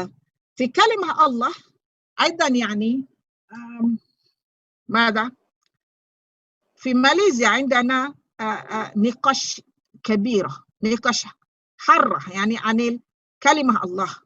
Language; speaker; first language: Arabic; non-native, fluent; Malay